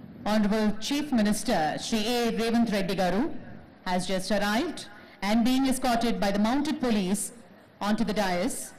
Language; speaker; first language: English; non-native, local second language; Telugu